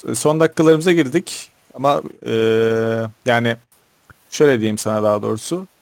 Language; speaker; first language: Turkish; native; Turkish